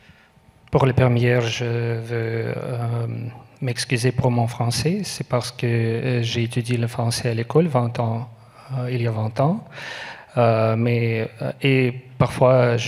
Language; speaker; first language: French; non-native, learner; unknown